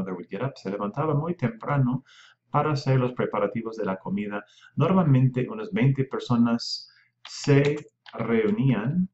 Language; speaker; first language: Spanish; non-native, fluent; English